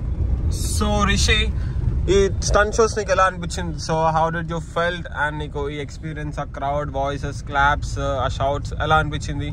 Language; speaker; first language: Telugu; native; Telugu